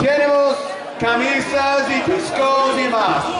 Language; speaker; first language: Spanish; non-native, learner; English